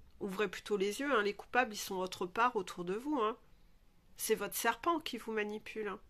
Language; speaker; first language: French; native; French